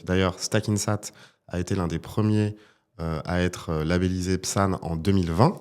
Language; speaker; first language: French; native; French